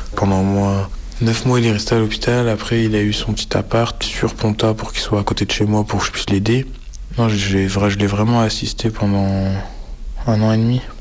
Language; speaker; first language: French; native; French